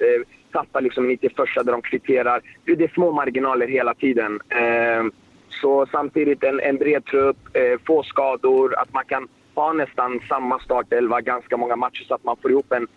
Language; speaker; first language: Swedish; native; Swedish